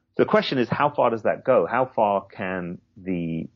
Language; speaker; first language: English; native; English